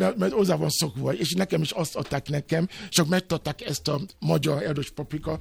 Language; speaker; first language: Hungarian; non-native, fluent; Yoruba